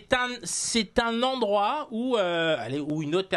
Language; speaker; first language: French; native; French